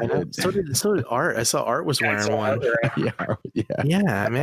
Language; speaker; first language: English; native; English